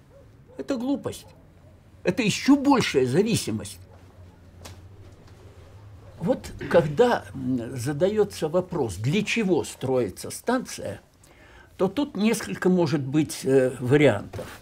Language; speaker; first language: Russian; native; Russian